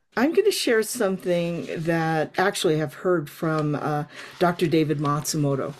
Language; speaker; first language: English; native; English